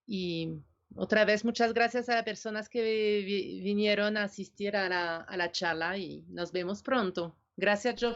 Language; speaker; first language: Spanish; non-native, fluent; French